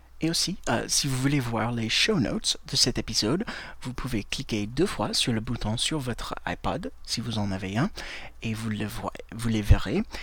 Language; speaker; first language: French; non-native, fluent; English